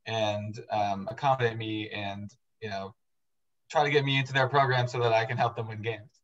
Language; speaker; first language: English; native; English